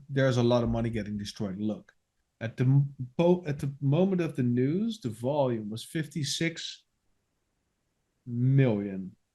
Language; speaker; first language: English; non-native, fluent; Dutch